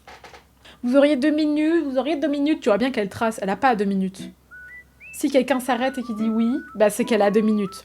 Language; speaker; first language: French; native; French